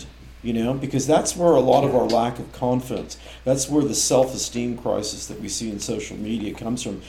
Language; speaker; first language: English; native; English